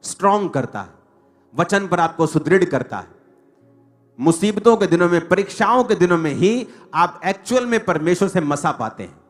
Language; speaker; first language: Hindi; non-native, local second language; Punjabi